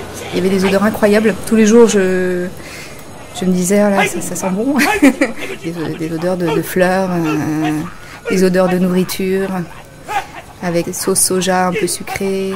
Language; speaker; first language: French; native; French